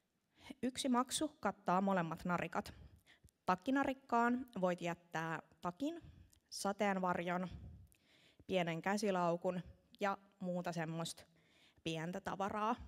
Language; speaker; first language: Finnish; native; Finnish